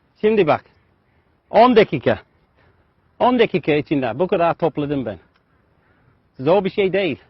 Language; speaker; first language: Turkish; non-native, fluent; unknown